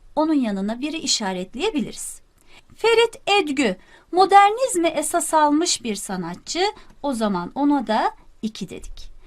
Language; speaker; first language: Turkish; native; Turkish